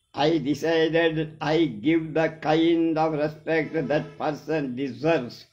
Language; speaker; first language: English; non-native, local second language; Telugu